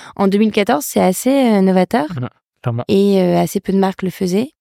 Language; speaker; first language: French; native; French